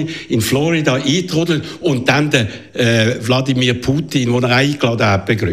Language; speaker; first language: German; native; German